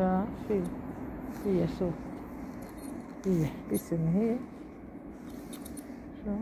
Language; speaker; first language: German; non-native, learner; Lingala